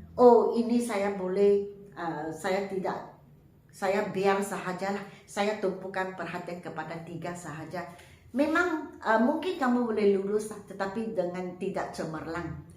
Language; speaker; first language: Malay; non-native, local second language; Chinese